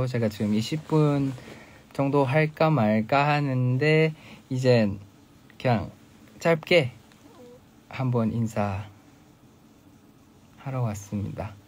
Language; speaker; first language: Korean; non-native, fluent; Thai